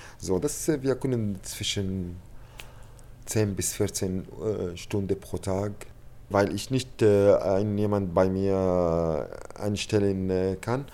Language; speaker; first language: German; non-native, learner; Arabic